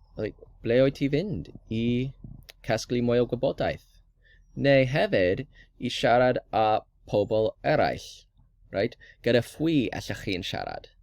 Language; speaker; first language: Welsh; non-native, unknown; English